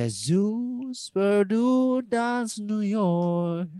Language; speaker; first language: English; native; English